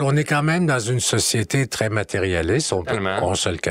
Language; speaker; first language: French; native; French